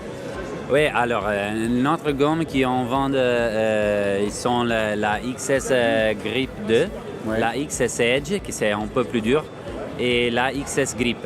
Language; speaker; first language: French; non-native, fluent; Italian